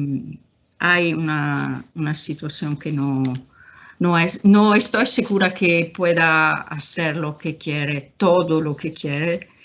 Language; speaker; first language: Spanish; non-native, fluent; Italian